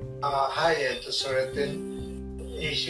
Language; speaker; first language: Japanese; non-native, learner; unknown